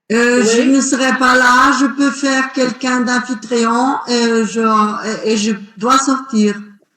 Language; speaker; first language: French; non-native, fluent; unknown